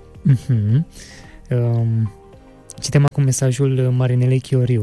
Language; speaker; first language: Romanian; native; Romanian